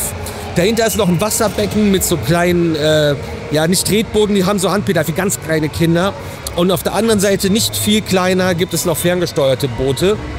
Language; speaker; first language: German; native; German